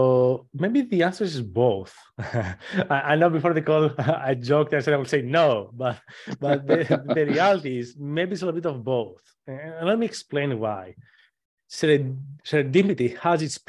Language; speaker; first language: English; non-native, fluent; Greek